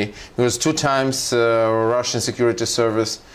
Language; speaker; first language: English; non-native, fluent; Russian